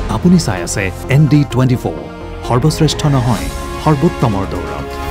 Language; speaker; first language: Assamese; native; Assamese